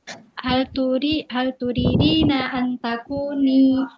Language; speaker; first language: Arabic; non-native, learner; Indonesian